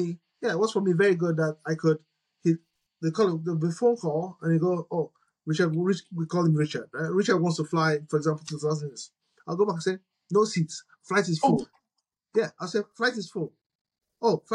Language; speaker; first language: English; non-native, local second language; Igbo